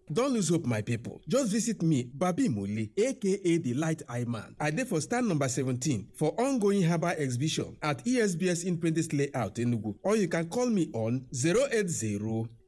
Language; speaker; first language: Nigerian Pidgin; non-native, local second language; Yoruba